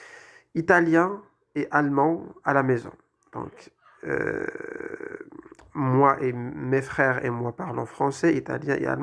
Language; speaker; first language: French; non-native, local second language; Arabic